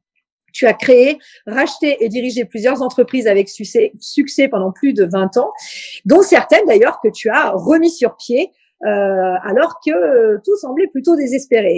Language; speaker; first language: French; native; French